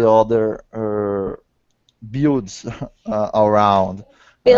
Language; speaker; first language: English; non-native, learner; Portuguese